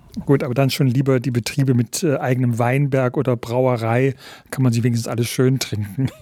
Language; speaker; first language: German; native; German